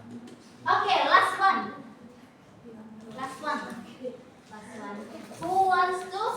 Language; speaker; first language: English; non-native, learner; Indonesian